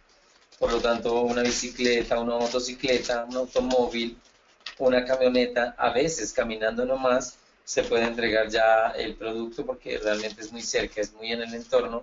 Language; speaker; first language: Spanish; native; Spanish